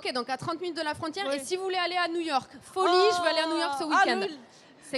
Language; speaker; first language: French; native; French